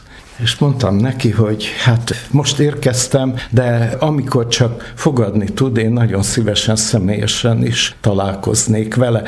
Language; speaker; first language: Hungarian; native; Hungarian